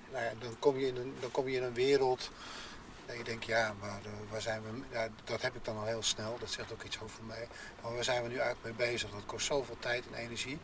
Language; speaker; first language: Dutch; native; Dutch